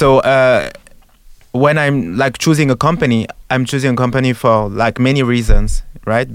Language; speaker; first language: English; non-native, fluent; French